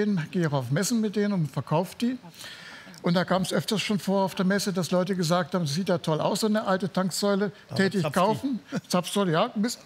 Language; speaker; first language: German; native; German